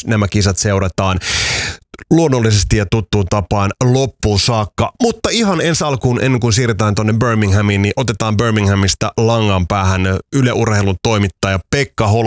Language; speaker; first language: Finnish; native; Finnish